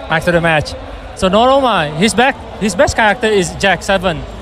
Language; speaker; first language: English; non-native, fluent; Indonesian